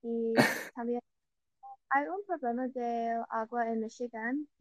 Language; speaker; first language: Spanish; non-native, learner; English